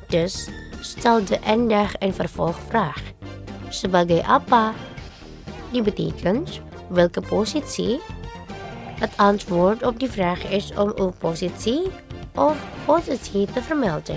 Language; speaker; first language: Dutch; non-native, learner; Indonesian